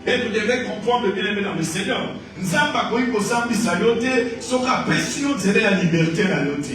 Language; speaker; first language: French; non-native, local second language; Lingala